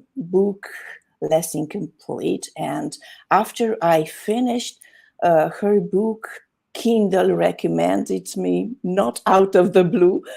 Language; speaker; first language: English; non-native, fluent; Romanian